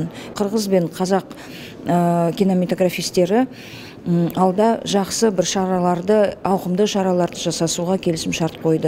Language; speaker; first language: Kazakh; native; Kazakh